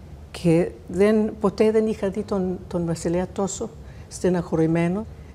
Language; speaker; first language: Greek; non-native, fluent; Danish